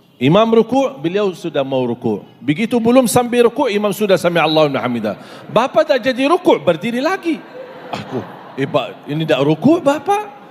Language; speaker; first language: Malay; non-native, fluent; Arabic